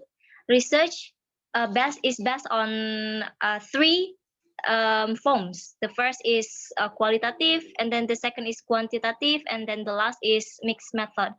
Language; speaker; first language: English; non-native, learner; Indonesian